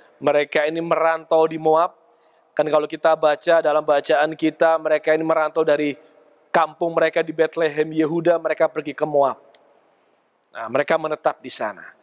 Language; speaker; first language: Indonesian; native; Indonesian